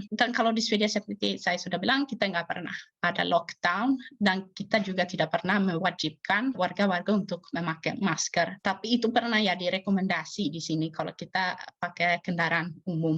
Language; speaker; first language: Indonesian; non-native, fluent; Swedish